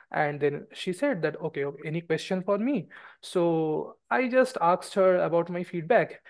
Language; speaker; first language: Hindi; non-native, local second language; Bangla